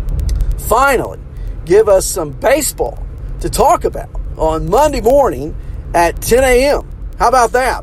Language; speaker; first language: English; native; English